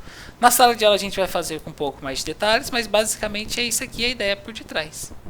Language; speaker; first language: Portuguese; native; Portuguese